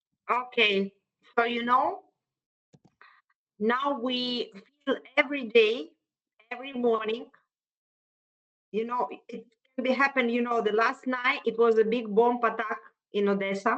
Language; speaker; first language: English; non-native, fluent; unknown